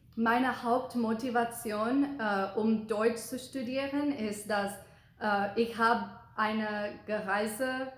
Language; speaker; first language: German; non-native, learner; English